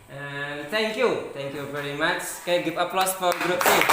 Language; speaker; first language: English; non-native, fluent; Indonesian